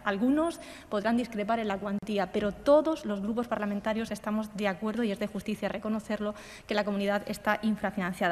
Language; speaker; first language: Spanish; native; Spanish